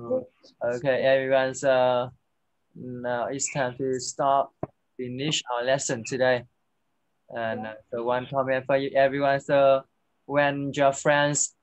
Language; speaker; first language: English; non-native, fluent; Vietnamese